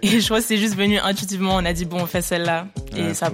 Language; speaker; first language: French; early bilingual, other home language; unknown